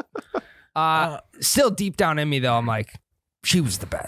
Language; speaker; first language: English; native; English